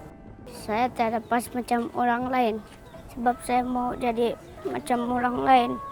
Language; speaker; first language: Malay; early bilingual, other home language; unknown